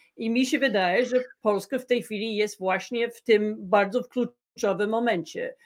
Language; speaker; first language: Polish; non-native, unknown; English